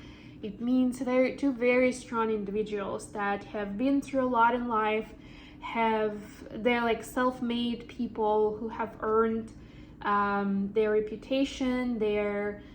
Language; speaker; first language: English; non-native, fluent; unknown